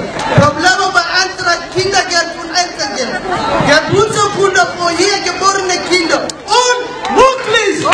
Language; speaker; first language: German; non-native, learner; Somali